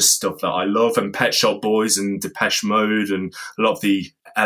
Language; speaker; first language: English; native; English